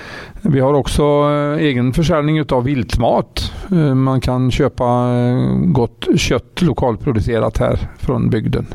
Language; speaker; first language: Swedish; native; Swedish